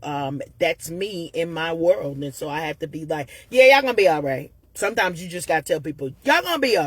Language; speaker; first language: English; native; English